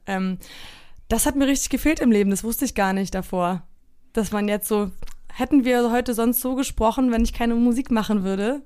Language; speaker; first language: German; early bilingual, other home language; Polish